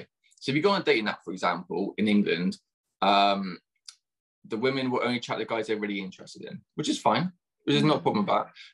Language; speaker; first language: English; native; English